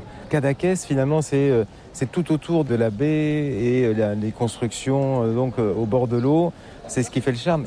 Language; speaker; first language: French; native; French